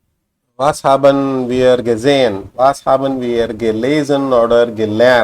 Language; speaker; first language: German; non-native, fluent; Tamil